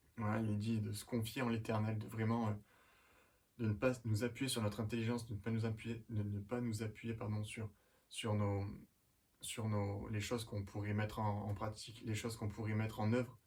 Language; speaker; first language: French; native; French